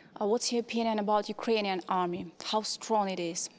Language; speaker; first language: English; non-native, fluent; Ukrainian